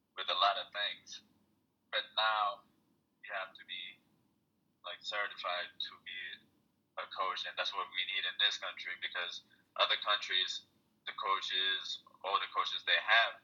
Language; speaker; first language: English; non-native, fluent; Amharic